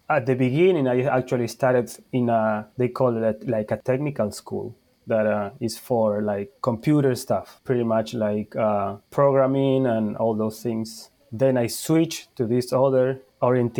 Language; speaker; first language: English; non-native, fluent; Spanish